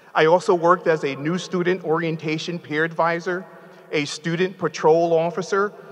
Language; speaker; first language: English; native; English